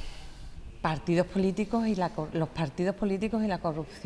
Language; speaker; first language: Spanish; native; Spanish